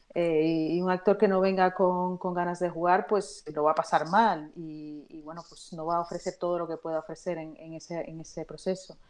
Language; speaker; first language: Spanish; native; Spanish